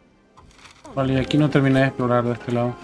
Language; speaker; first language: Spanish; native; Spanish